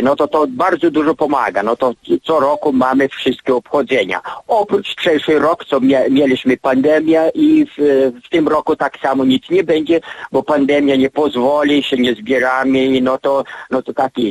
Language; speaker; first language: Polish; early bilingual, heritage; Polish